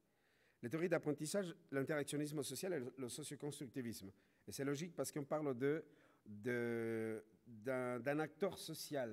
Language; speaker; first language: French; non-native, fluent; Spanish